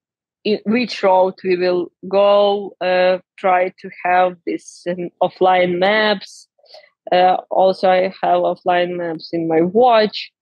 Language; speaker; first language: English; non-native, learner; Ukrainian